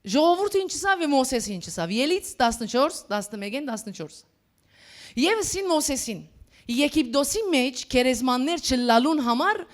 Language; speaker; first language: Armenian; early bilingual, heritage; Armenian